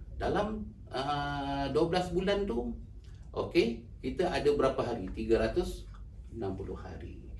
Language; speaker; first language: Malay; native; Malay